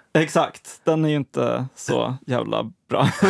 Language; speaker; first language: Swedish; native; Swedish